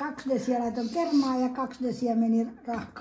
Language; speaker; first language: Finnish; native; Finnish